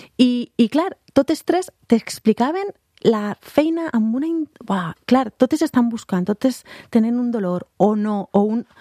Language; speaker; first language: Catalan; native; Catalan